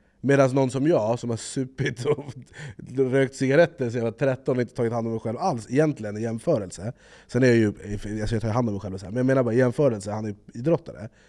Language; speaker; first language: Swedish; native; Swedish